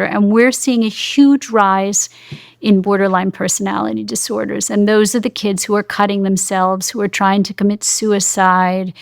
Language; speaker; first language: English; native; English